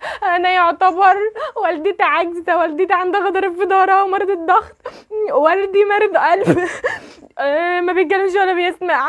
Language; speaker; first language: Arabic; native; Arabic